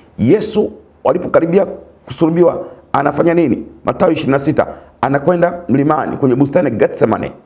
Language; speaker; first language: Swahili; native; Swahili